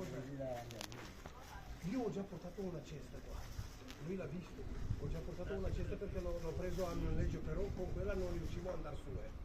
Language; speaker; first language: Italian; non-native, fluent; Punjabi